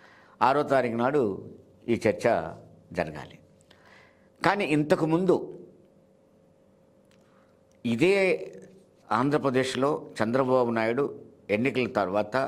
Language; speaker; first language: Telugu; native; Telugu